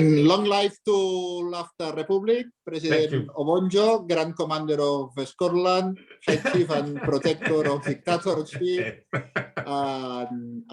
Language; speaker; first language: English; non-native, learner; Catalan